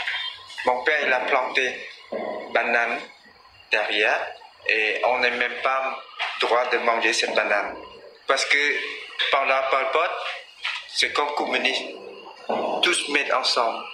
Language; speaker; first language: French; non-native, learner; Khmer